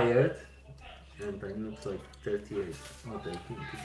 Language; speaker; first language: English; non-native, learner; Polish